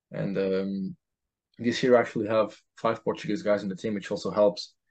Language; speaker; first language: English; non-native, fluent; Portuguese